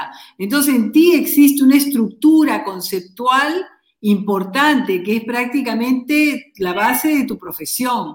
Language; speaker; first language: Spanish; native; Spanish